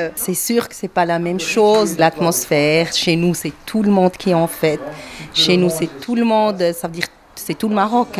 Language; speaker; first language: French; non-native, local second language; Arabic